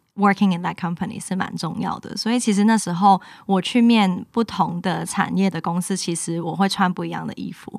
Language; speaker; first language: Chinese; non-native, local second language; Cantonese